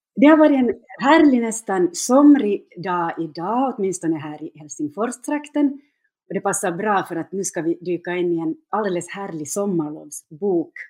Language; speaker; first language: Swedish; native; Swedish